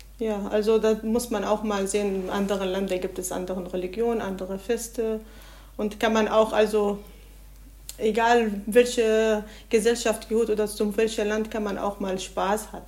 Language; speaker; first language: German; non-native, learner; Arabic